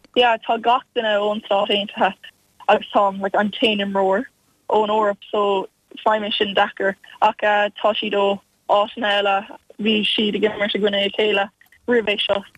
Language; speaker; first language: Irish; non-native, local second language; English